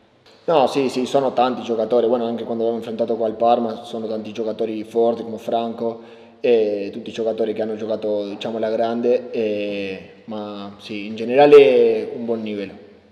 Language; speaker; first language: Italian; non-native, learner; Spanish